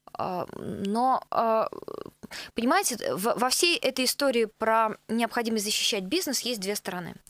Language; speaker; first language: Russian; native; Russian